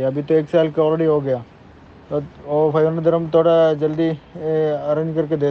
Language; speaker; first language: Hindi; non-native, learner; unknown